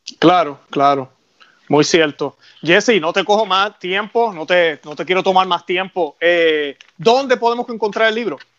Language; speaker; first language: Spanish; native; Spanish